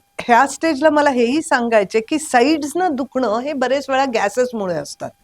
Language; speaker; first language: Marathi; non-native, local second language; Kannada